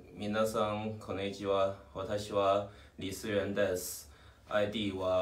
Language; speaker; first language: Japanese; non-native, learner; Chinese